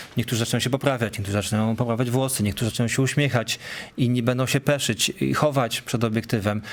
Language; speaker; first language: Polish; native; Polish